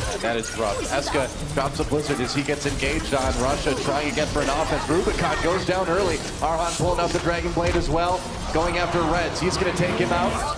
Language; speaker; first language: English; native; English